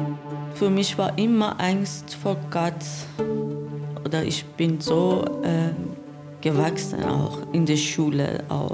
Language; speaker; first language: German; non-native, learner; Persian